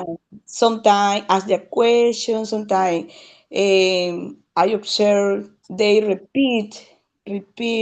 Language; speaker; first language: English; non-native, learner; Spanish